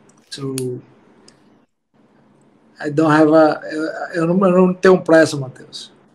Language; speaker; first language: English; non-native, learner; Portuguese